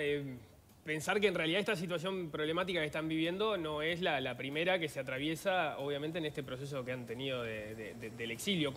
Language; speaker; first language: Spanish; native; Spanish